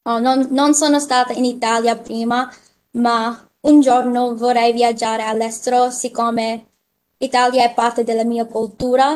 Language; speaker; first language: Italian; early bilingual, heritage; English